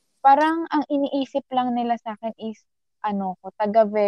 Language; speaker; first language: English; non-native, local second language; Filipino